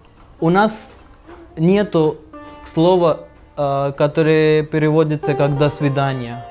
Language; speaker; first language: Russian; non-native, learner; Hindi